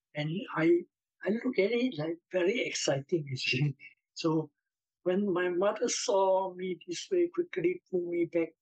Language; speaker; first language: English; non-native, local second language; Min Nan Chinese